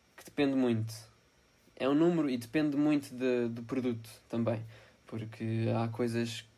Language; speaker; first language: Portuguese; non-native, fluent; Italian